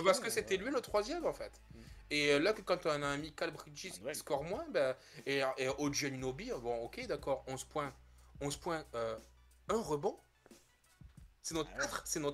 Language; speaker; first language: French; native; French